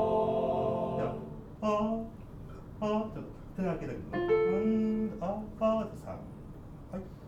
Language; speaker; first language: Japanese; native; Japanese